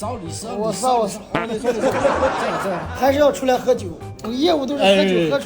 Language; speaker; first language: Chinese; native; Chinese